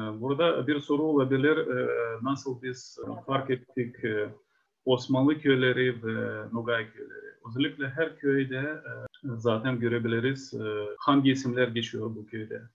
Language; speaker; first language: Turkish; non-native, fluent; Ukrainian